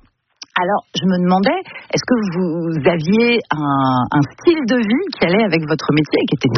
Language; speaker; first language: French; native; French